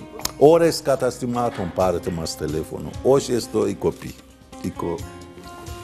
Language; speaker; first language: Greek; non-native, fluent; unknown